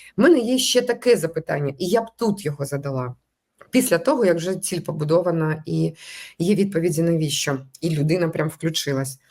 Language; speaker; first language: Ukrainian; non-native, local second language; Russian